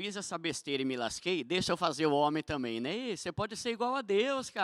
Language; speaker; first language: Portuguese; native; Portuguese